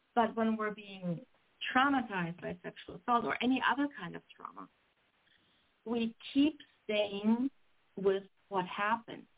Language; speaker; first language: English; non-native, fluent; German